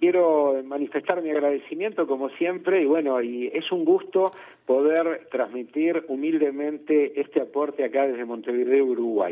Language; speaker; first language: Spanish; native; Spanish